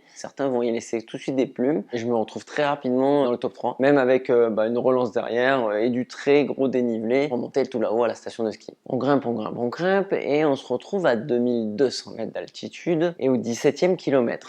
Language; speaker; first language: French; native; French